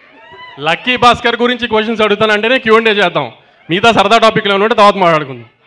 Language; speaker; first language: Telugu; native; Telugu